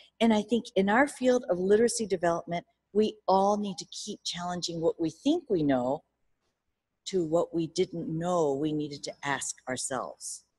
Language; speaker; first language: English; early bilingual, other home language; Japanese